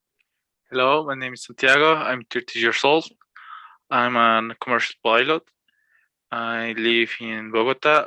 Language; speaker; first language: English; non-native, learner; Spanish